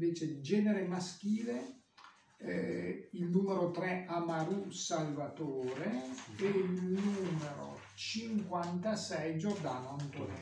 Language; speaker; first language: Italian; native; Italian